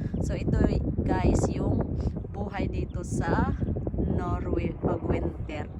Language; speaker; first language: Filipino; native; Filipino